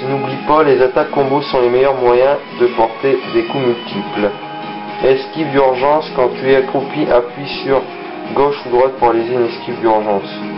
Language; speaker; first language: French; native; French